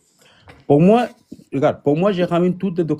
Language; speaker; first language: French; non-native, learner; Arabic